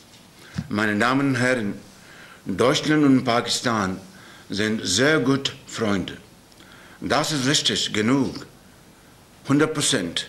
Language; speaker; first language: German; non-native, learner; Urdu